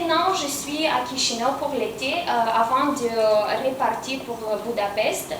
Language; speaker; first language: French; non-native, fluent; Romanian